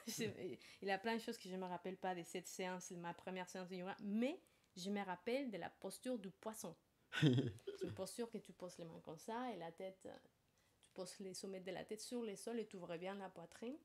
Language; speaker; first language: French; non-native, fluent; Spanish